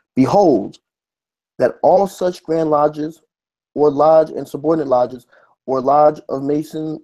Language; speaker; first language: English; native; English